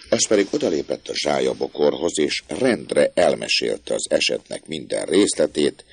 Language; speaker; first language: Hungarian; native; Hungarian